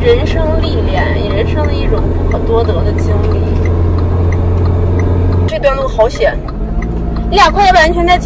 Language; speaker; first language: Chinese; native; Chinese